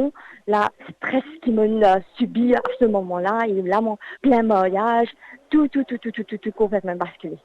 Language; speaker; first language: French; non-native, local second language; Morisyen